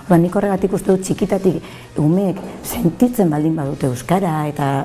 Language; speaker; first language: Basque; non-native, local second language; Spanish